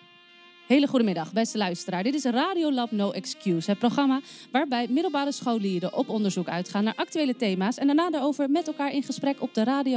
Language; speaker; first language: Dutch; native; Dutch